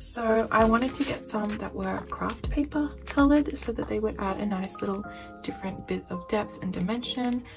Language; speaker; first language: English; native; English